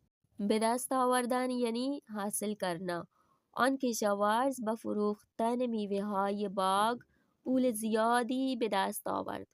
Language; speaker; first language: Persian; non-native, fluent; Urdu